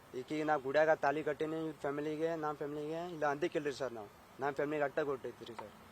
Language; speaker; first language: Kannada; native; Kannada